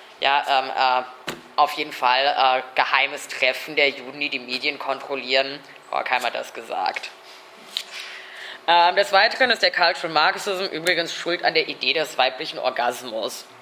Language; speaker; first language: German; native; German